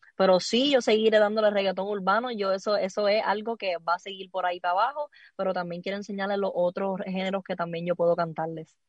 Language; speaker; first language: Spanish; native; Spanish